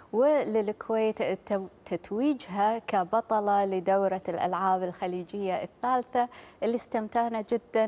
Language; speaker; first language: Arabic; native; Arabic